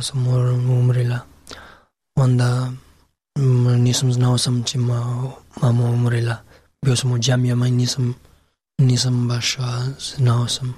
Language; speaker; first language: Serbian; non-native, learner; Pashto